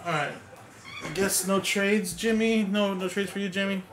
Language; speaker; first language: English; native; English